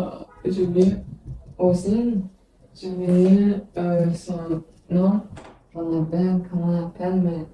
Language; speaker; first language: French; non-native, learner; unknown